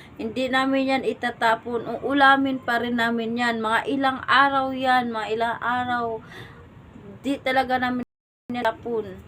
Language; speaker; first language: Filipino; non-native, local second language; Cebuano